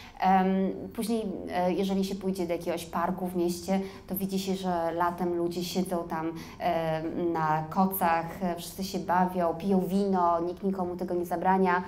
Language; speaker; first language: Polish; native; Polish